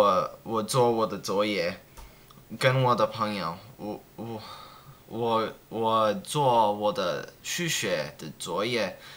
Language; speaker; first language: Chinese; non-native, learner; English